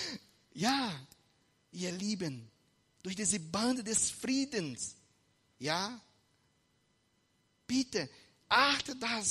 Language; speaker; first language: German; non-native, fluent; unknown